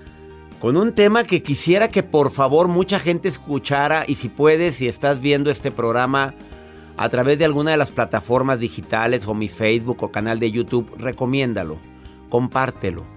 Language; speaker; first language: Spanish; native; Spanish